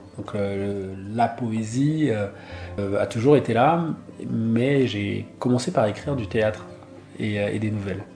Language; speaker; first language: French; non-native, local second language; Duala